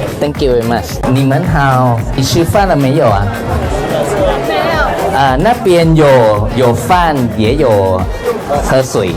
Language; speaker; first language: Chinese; non-native, learner; Thai